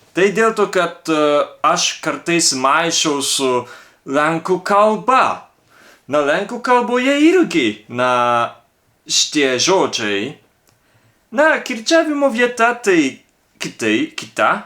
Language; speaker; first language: Lithuanian; non-native, fluent; Japanese